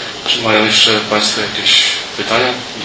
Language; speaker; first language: Polish; native; Polish